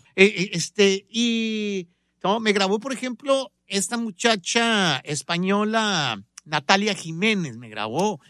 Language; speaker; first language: Spanish; native; Spanish